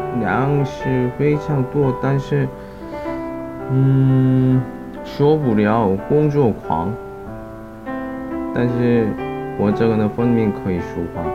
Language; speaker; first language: Chinese; non-native, learner; Korean